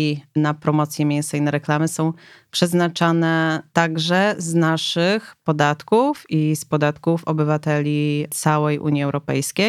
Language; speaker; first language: Polish; native; Polish